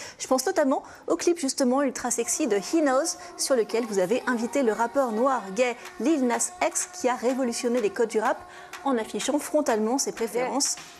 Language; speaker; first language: French; native; French